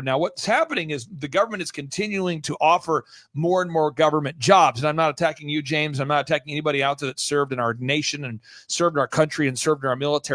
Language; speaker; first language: English; native; English